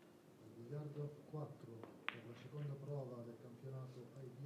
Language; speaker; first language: Italian; native; Italian